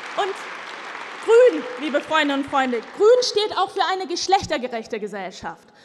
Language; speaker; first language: German; early bilingual, other home language; Turkish